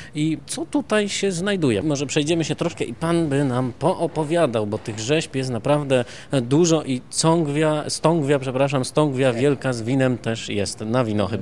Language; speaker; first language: Polish; native; Polish